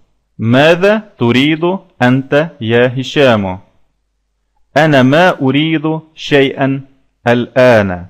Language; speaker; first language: Arabic; non-native, fluent; Russian